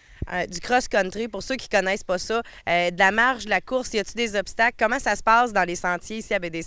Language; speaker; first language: French; native; French